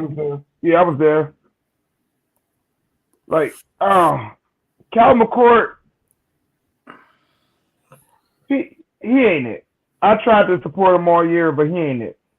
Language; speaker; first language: English; native; English